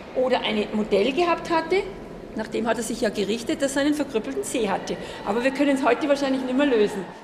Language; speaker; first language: German; native; German